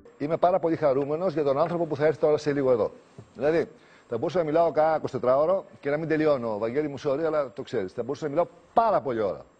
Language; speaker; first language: Greek; native; Greek